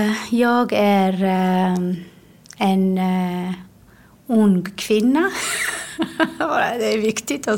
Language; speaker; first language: Swedish; non-native, fluent; Somali